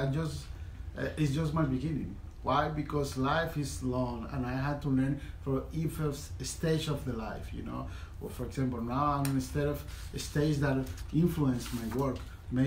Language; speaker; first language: English; non-native, fluent; Spanish